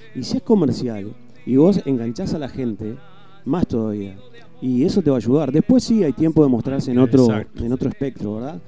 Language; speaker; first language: Spanish; native; Spanish